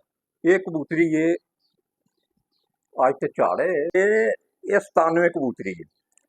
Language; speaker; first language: Hindi; non-native, local second language; Punjabi